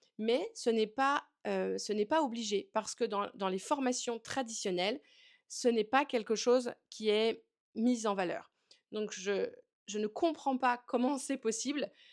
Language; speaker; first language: French; native; French